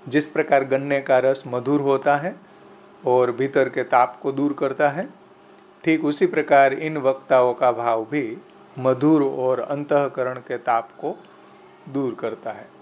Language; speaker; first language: Hindi; non-native, local second language; Gujarati